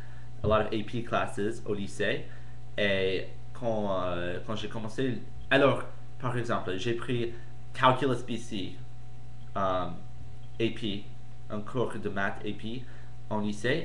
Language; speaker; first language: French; non-native, fluent; English